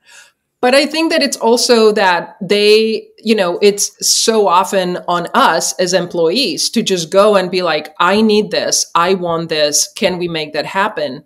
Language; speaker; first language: English; non-native, fluent; Czech